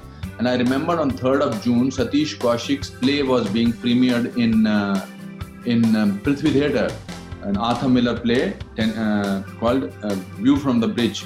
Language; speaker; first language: English; non-native, local second language; Hindi